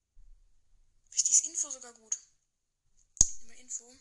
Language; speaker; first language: German; native; German